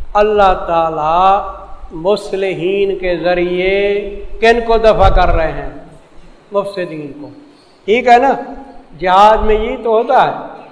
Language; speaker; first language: Urdu; non-native, local second language; Saraiki